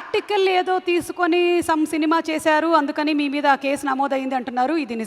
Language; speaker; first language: Telugu; native; Telugu